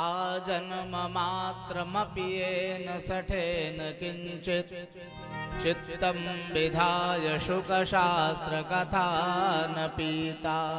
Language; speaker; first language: Hindi; native; Hindi